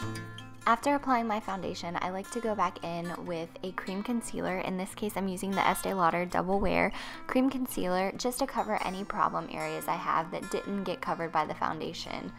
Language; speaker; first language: English; native; English